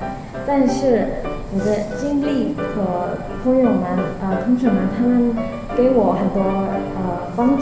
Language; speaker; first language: Chinese; non-native, learner; Burmese